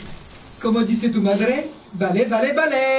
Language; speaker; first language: Spanish; non-native, learner; French